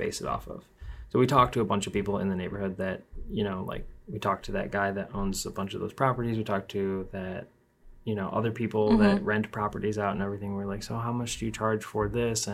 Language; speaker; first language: English; native; English